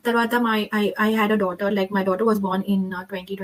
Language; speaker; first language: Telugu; non-native, local second language; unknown